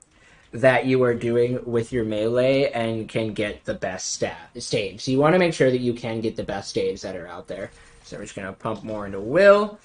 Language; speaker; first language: English; native; English